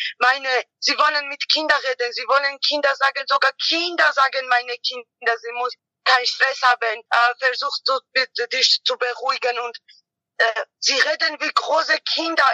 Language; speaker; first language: German; non-native, learner; Georgian